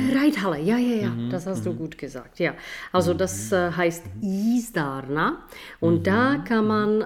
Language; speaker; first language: German; non-native, fluent; Czech